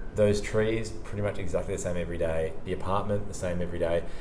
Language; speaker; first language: English; native; English